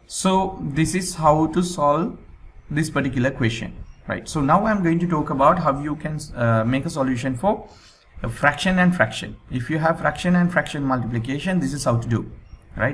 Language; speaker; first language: English; non-native, local second language; Sinhala